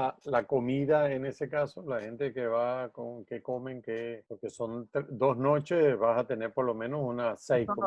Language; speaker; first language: Spanish; native; Spanish